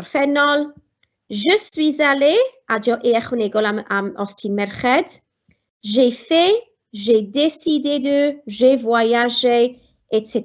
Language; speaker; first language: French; non-native, fluent; Welsh